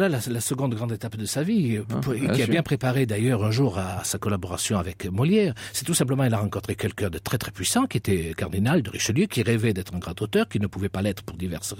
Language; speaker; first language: French; native; French